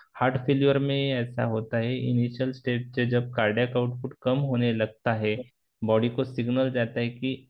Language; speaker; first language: Hindi; non-native, local second language; Marathi